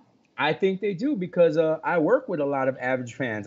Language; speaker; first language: English; native; English